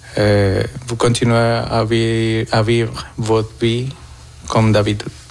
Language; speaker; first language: French; non-native, fluent; Spanish